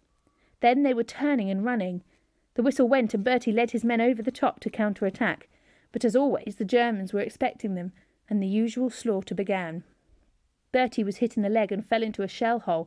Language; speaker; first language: English; native; English